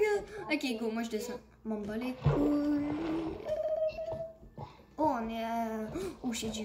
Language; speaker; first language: French; native; French